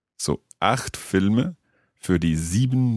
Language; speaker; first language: German; non-native, learner; English